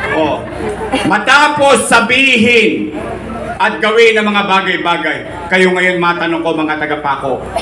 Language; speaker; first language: Filipino; native; Filipino